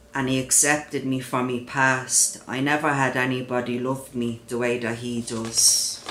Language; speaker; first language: English; native; English